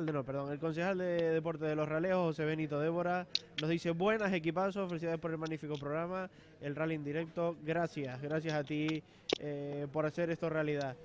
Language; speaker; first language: Spanish; native; Spanish